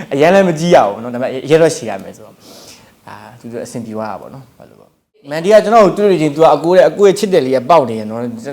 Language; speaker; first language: Burmese; native; Burmese